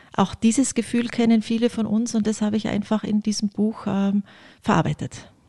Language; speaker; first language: German; early bilingual, other home language; Polish